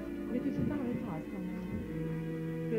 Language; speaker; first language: French; native; French